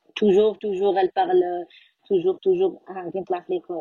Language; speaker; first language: French; non-native, local second language; Arabic